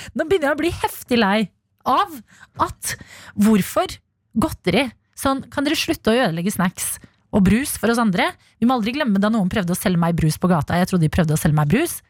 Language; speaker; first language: Norwegian; early bilingual, other home language; Albanian